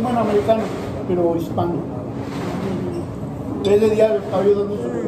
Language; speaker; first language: Spanish; native; Spanish